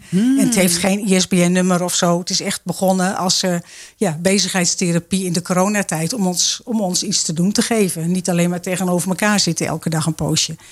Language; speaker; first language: Dutch; native; Dutch